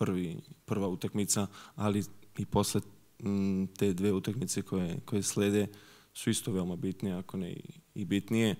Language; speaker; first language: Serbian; early bilingual, heritage; Serbian